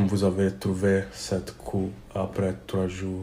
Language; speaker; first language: French; non-native, learner; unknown